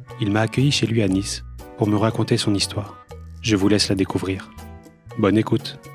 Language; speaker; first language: French; native; French